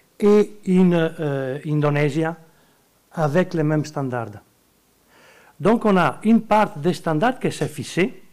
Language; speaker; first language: French; non-native, learner; Italian